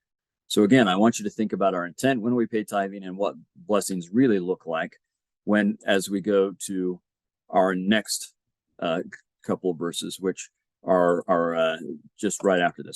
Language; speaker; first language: English; native; English